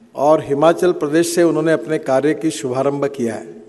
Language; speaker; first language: Hindi; non-native, local second language; Marathi